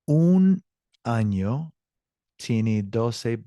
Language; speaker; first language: Spanish; non-native, learner; English